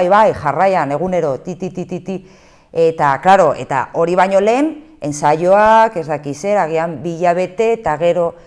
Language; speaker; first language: Basque; non-native, local second language; Spanish